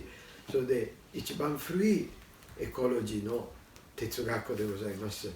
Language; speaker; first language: Japanese; non-native, learner; Italian